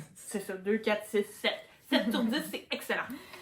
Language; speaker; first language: French; native; French